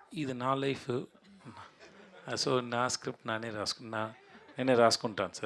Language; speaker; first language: Telugu; non-native, learner; Tamil